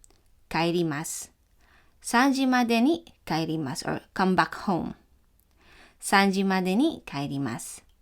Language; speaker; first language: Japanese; non-native, fluent; Filipino